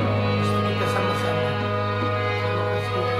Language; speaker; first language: Indonesian; non-native, fluent; Filipino